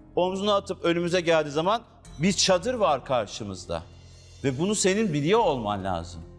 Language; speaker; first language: Turkish; native; Turkish